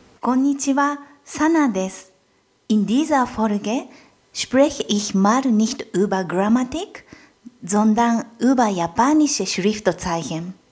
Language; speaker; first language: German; non-native, fluent; Japanese